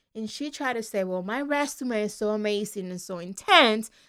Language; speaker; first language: English; non-native, fluent; Spanish